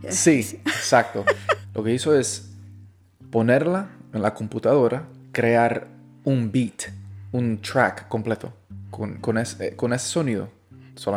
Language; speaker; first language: Spanish; early bilingual, heritage; Spanish